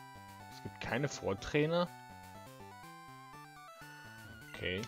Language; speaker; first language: German; native; German